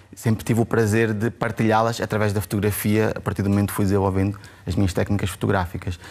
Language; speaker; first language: Portuguese; native; Portuguese